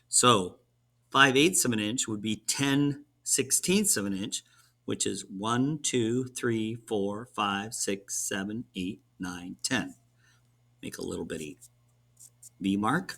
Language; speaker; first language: English; native; English